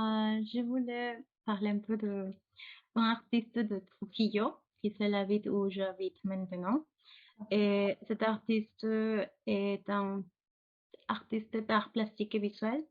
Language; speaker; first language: French; non-native, fluent; Spanish